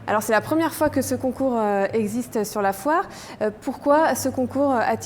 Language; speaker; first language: French; native; French